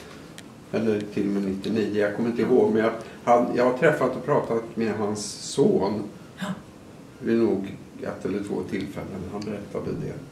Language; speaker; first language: Swedish; native; Swedish